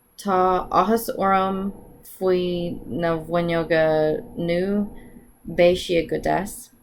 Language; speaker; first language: Irish; non-native, local second language; English